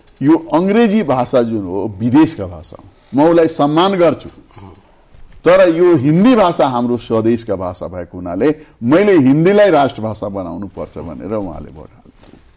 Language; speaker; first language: Nepali; non-native, local second language; Bhojpuri